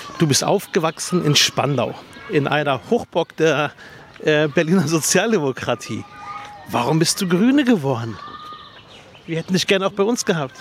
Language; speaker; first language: German; early bilingual, other home language; Arabic